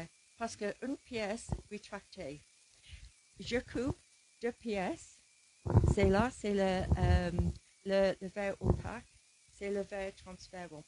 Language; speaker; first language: French; non-native, learner; English